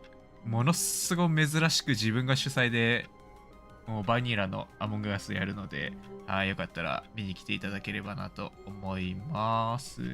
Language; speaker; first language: Japanese; native; Japanese